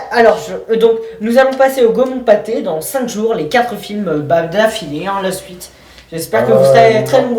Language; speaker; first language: French; native; French